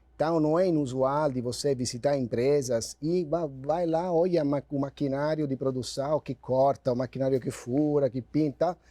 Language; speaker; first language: Portuguese; non-native, fluent; Italian